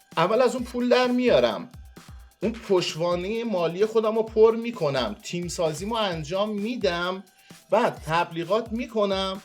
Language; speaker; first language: Persian; non-native, local second language; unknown